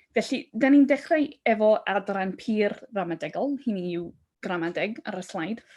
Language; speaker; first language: Welsh; non-native, fluent; English